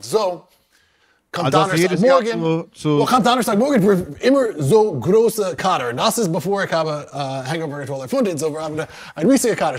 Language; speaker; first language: German; non-native, learner; English